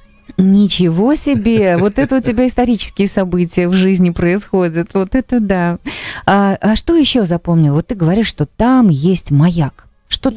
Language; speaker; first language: Russian; native; Russian